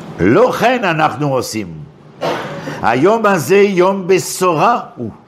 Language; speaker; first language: Hebrew; non-native, fluent; French